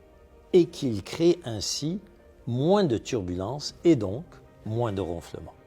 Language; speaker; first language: French; native; French